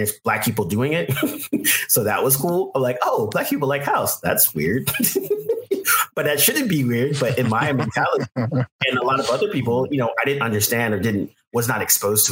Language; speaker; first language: English; native; English